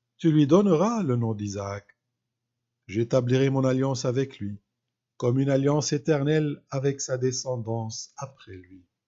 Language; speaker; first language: French; non-native, local second language; Arabic